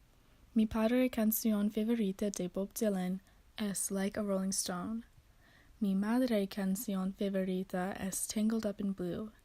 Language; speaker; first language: Spanish; non-native, learner; English